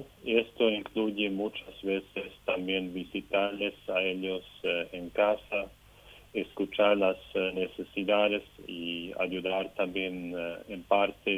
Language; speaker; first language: Spanish; non-native, local second language; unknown